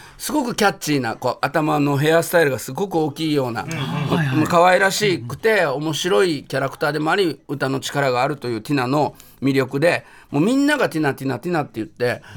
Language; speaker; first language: Japanese; native; Japanese